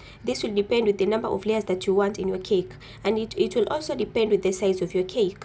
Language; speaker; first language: English; non-native, local second language; Swahili